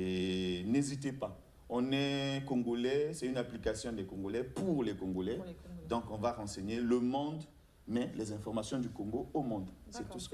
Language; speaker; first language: French; non-native, local second language; Lingala